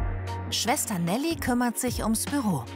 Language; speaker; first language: German; native; German